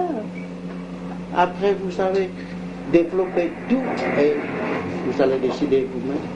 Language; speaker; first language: French; non-native, local second language; Vietnamese